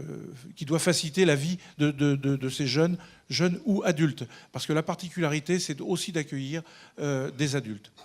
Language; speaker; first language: French; native; French